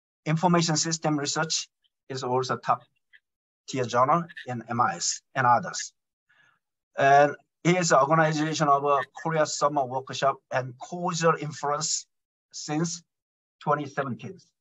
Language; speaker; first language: English; non-native, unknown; Korean